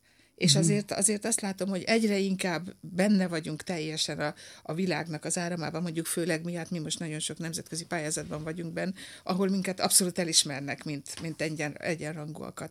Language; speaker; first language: Hungarian; native; Hungarian